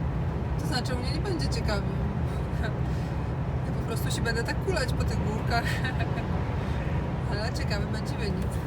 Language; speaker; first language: Polish; native; Polish